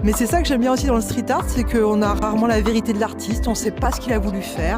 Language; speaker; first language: French; native; French